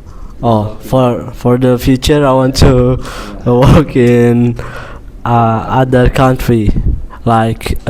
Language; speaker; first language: English; non-native, learner; Indonesian